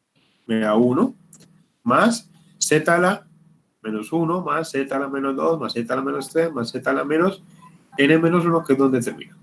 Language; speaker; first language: Spanish; native; Spanish